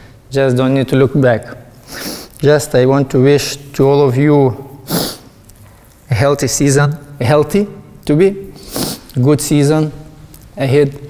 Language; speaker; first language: English; non-native, learner; Lithuanian